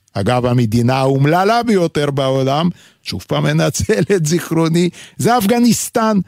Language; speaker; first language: Hebrew; non-native, fluent; Lithuanian